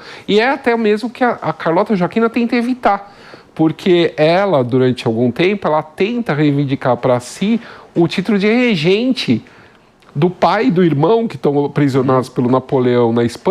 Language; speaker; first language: Portuguese; native; Portuguese